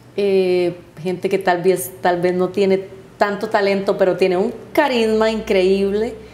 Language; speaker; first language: Spanish; native; Spanish